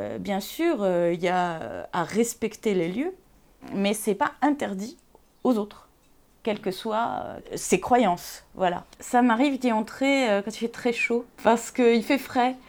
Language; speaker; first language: French; non-native, local second language; Arabic